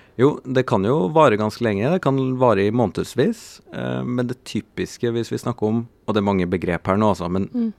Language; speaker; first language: Norwegian; native; Norwegian